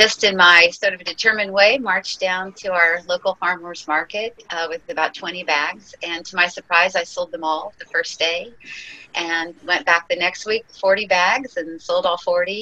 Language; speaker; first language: English; native; English